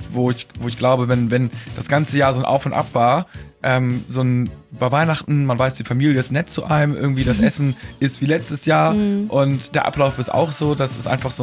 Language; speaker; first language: German; native; German